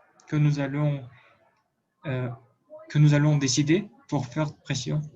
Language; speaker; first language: French; non-native, learner; Russian